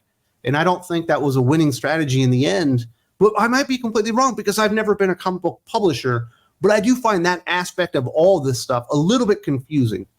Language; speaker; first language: English; native; English